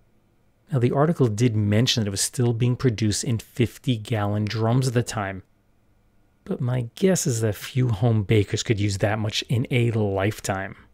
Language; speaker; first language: English; native; English